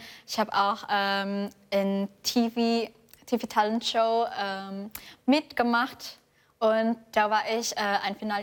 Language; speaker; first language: German; non-native, fluent; Indonesian